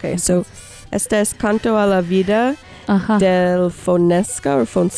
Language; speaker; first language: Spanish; early bilingual, heritage; Spanish